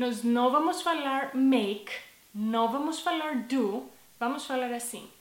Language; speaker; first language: Portuguese; non-native, fluent; English